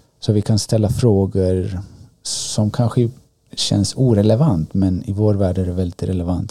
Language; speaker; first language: Swedish; early bilingual, other home language; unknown